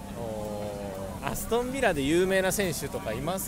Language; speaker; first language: Japanese; native; Japanese